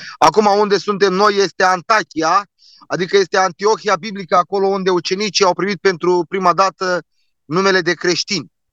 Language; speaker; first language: Romanian; non-native, local second language; Turkish